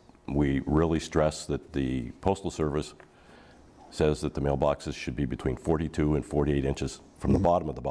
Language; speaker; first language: English; native; English